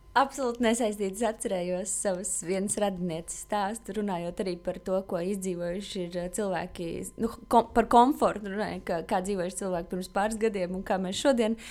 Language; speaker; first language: Latvian; native; Latvian